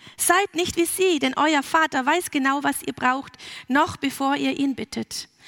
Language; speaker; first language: German; early bilingual, heritage; German